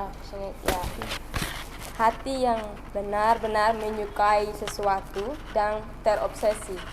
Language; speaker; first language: Indonesian; non-native, learner; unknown